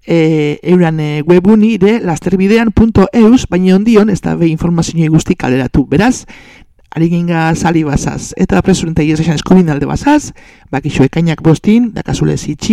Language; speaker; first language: Basque; native; Basque